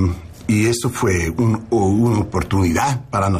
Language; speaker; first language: Spanish; non-native, learner; English